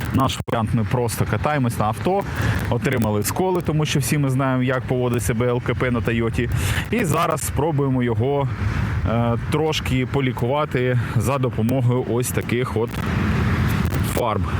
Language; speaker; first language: Ukrainian; native; Ukrainian